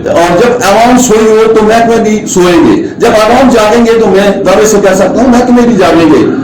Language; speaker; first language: Urdu; non-native, local second language; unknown